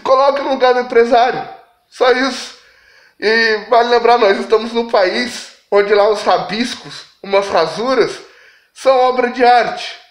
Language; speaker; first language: Portuguese; native; Portuguese